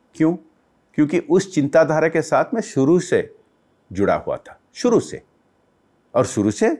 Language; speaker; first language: Hindi; non-native, local second language; Odia